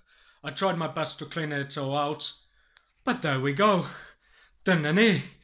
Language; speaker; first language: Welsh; non-native, learner; English